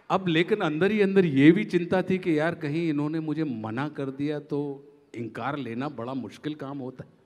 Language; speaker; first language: Hindi; native; Hindi